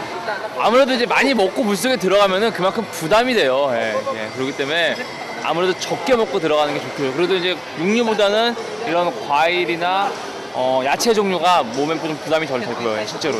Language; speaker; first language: Korean; native; Korean